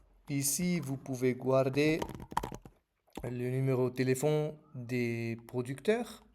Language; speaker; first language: French; non-native, fluent; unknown